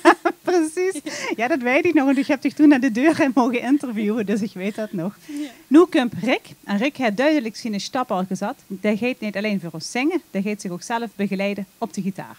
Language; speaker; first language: Dutch; native; Dutch